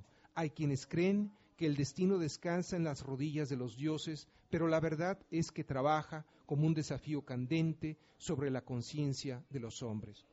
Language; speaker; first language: Spanish; native; Spanish